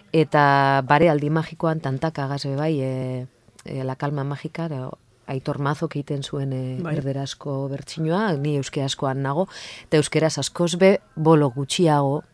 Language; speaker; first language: Basque; non-native, local second language; Spanish